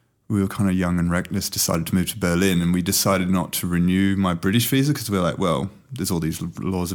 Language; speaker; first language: English; native; English